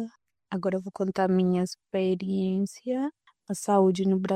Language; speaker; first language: Portuguese; non-native, fluent; Spanish